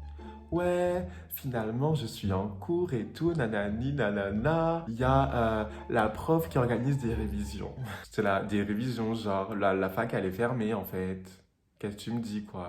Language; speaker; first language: French; native; French